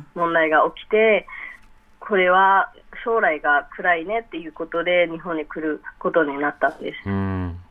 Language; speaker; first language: Japanese; early bilingual, other home language; Rohingya